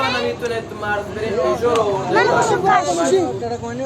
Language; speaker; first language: Persian; non-native, local second language; Baluchi